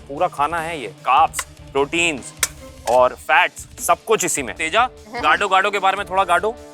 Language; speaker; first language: Hindi; native; Hindi